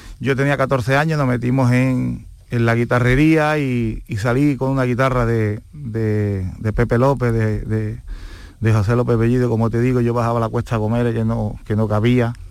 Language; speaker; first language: Spanish; native; Spanish